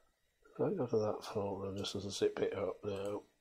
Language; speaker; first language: English; native; English